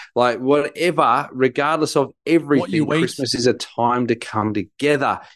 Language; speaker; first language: English; native; English